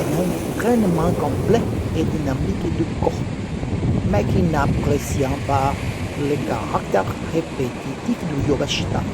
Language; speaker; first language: French; non-native, learner; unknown